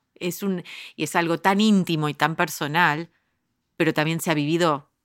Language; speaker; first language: Spanish; early bilingual, heritage; Spanish